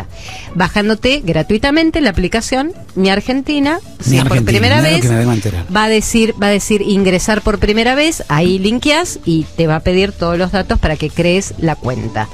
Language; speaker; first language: Spanish; native; Spanish